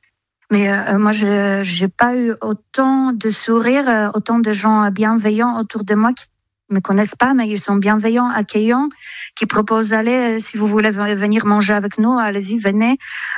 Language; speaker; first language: French; non-native, fluent; Polish